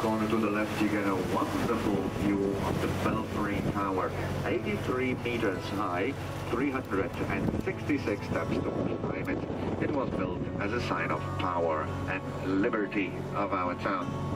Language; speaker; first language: English; non-native, fluent; Dutch